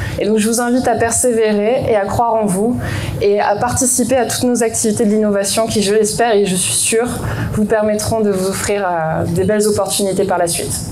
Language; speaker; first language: French; native; French